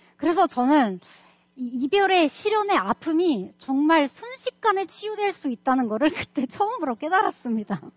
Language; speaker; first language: Korean; non-native, fluent; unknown